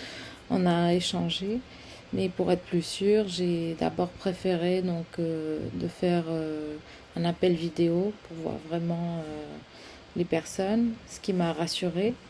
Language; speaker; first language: French; non-native, fluent; Spanish